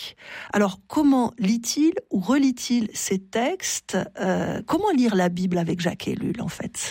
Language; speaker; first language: French; native; French